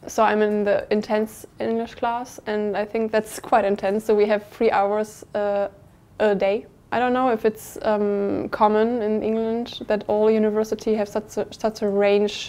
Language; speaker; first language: English; non-native, fluent; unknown